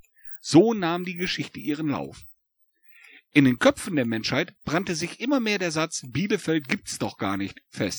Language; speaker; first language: German; native; German